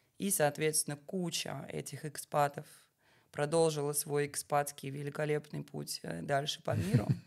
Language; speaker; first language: Russian; native; Russian